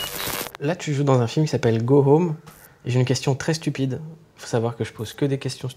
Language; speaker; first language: French; native; French